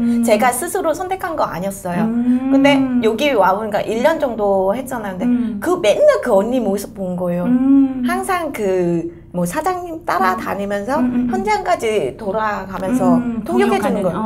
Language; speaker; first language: Korean; non-native, fluent; Vietnamese